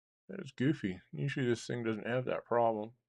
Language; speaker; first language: English; native; English